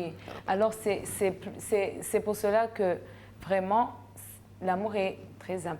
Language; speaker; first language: French; non-native, local second language; Rundi